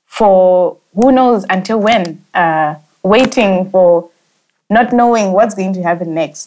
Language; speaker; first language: English; non-native, local second language; Shona